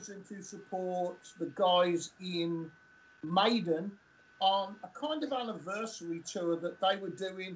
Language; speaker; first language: English; native; English